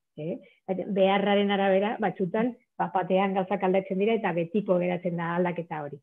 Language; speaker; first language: Basque; non-native, local second language; Spanish